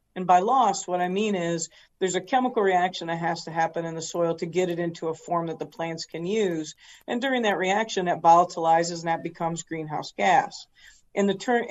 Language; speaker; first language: English; native; English